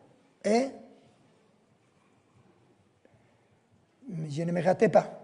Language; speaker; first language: French; non-native, fluent; Spanish